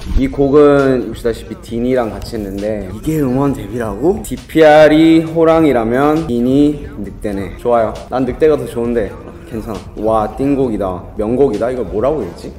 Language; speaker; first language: Korean; early bilingual, heritage; Korean